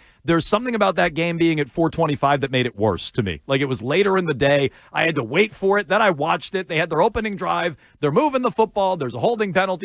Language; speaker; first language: English; native; English